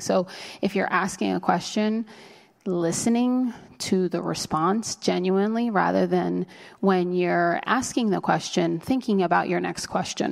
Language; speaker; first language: English; early bilingual, other home language; Spanish